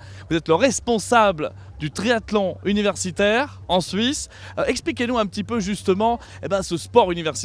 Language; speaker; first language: French; native; French